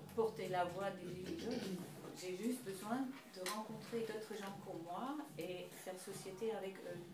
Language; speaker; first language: French; non-native, fluent; Dutch